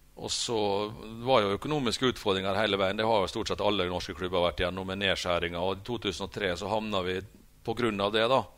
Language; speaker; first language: Norwegian; native; Norwegian